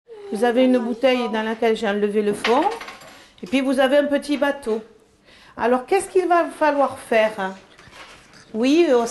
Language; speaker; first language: French; native; French